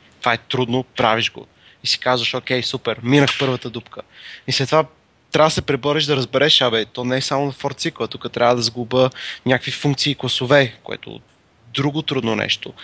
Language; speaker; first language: Bulgarian; native; Bulgarian